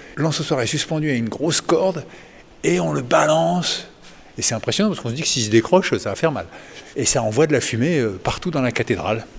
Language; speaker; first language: French; native; French